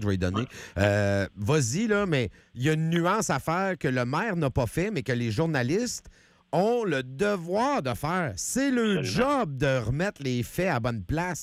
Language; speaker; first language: French; native; French